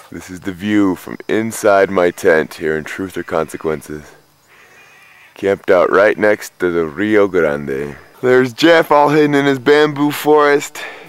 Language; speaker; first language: English; native; English